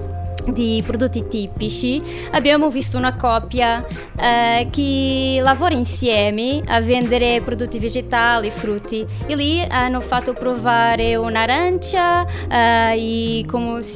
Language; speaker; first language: Italian; non-native, learner; Portuguese